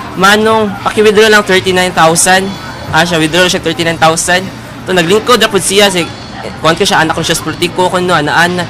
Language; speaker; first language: Cebuano; native; Cebuano